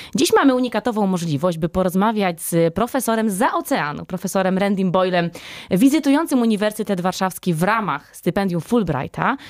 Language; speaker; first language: Polish; native; Polish